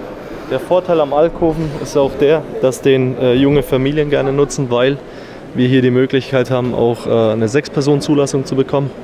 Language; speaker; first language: German; native; German